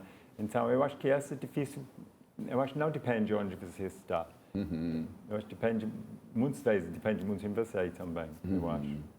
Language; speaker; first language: Portuguese; non-native, fluent; English